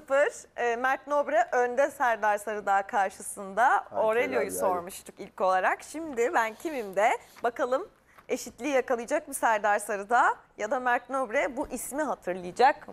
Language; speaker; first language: Turkish; native; Turkish